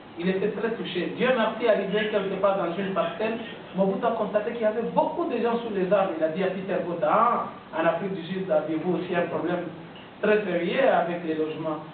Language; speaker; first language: French; non-native, local second language; Swahili